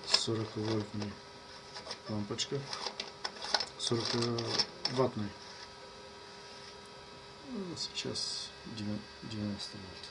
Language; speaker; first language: Russian; non-native, learner; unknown